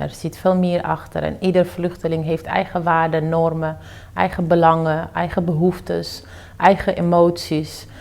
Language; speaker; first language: Dutch; early bilingual, other home language; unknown